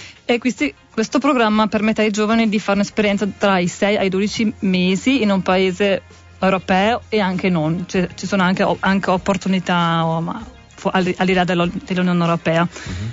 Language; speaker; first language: Italian; non-native, fluent; German